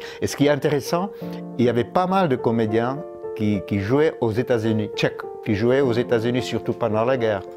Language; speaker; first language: French; non-native, fluent; Czech